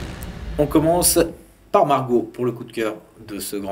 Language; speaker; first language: French; native; French